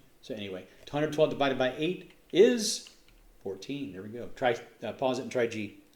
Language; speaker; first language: English; native; English